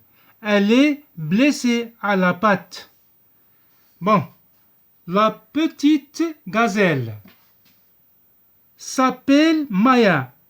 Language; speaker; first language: French; non-native, local second language; Arabic